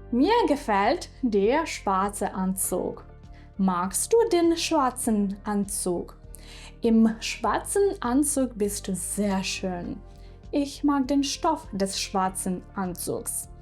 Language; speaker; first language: German; non-native, fluent; Ukrainian